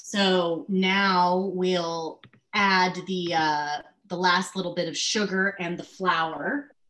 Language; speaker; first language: English; native; English